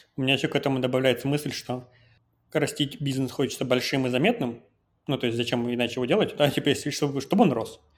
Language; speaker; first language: Russian; native; Russian